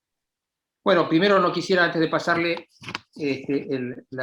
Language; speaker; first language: Spanish; native; Spanish